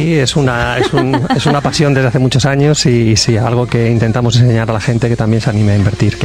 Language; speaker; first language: Spanish; native; Spanish